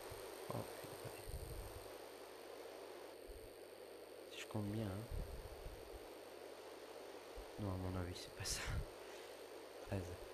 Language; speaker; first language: French; native; French